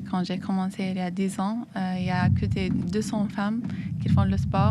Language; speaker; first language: French; non-native, fluent; Arabic